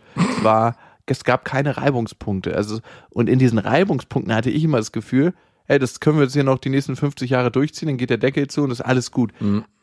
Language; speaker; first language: German; native; German